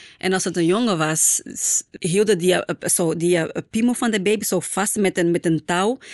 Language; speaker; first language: Dutch; non-native, fluent; Portuguese